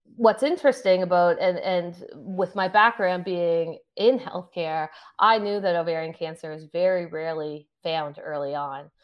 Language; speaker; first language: English; native; English